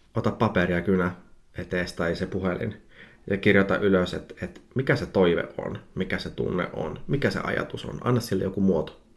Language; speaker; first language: Finnish; early bilingual, heritage; Finnish